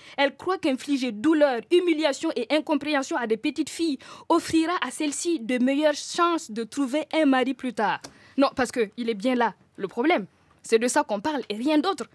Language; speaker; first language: French; non-native, local second language; Mossi